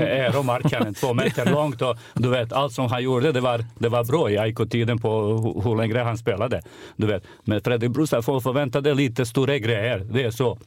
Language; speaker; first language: Swedish; non-native, fluent; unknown